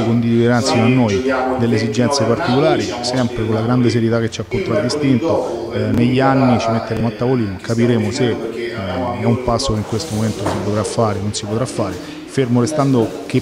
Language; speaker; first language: Italian; native; Italian